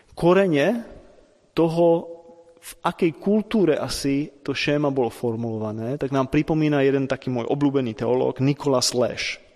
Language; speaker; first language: Slovak; native; Slovak